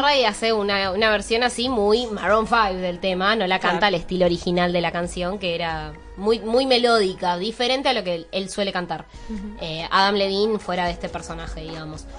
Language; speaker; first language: Spanish; native; Spanish